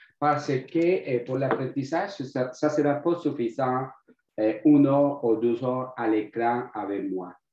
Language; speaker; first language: French; non-native, fluent; Spanish